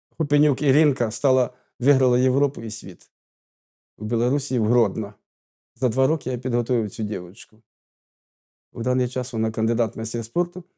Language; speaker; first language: Ukrainian; native; Ukrainian